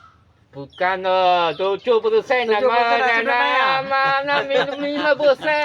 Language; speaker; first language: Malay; non-native, local second language; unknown